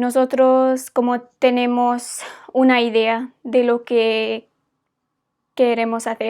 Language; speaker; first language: Spanish; non-native, fluent; English